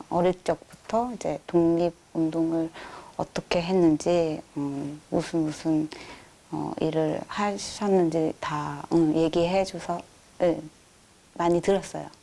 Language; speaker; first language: Korean; early bilingual, heritage; Korean